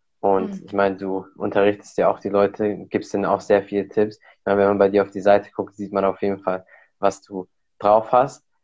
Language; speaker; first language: German; native; German